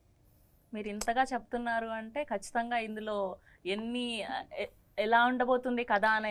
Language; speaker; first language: Telugu; native; Telugu